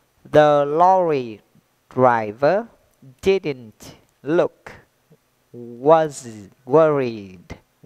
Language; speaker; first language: English; non-native, fluent; Vietnamese